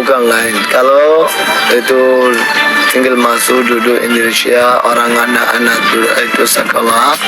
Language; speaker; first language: Indonesian; non-native, learner; Rohingya